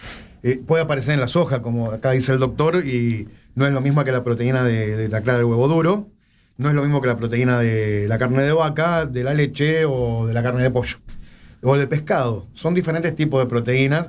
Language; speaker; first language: Spanish; native; Spanish